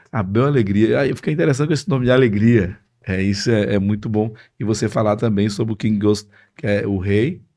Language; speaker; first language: Portuguese; native; Portuguese